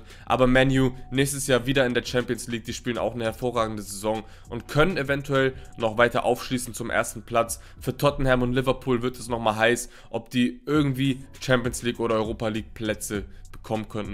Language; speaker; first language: German; native; German